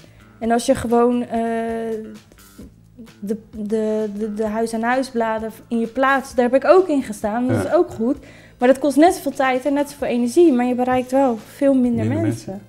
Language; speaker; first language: Dutch; native; Dutch